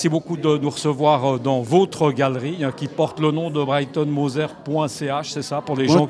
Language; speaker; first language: French; native; French